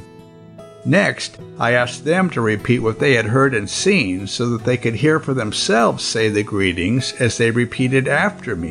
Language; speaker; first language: English; non-native, local second language; Yoruba